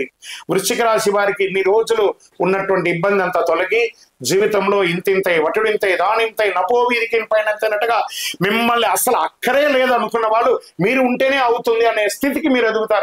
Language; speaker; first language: Telugu; native; Telugu